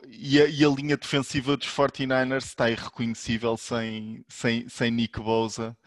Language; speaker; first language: Portuguese; native; Portuguese